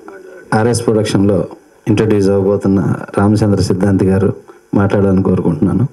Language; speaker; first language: Telugu; native; Telugu